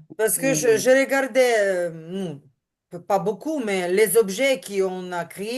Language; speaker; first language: French; non-native, learner; Ukrainian